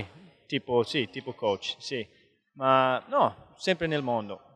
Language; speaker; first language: Italian; non-native, fluent; English